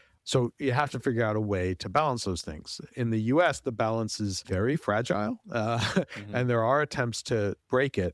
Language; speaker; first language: English; native; English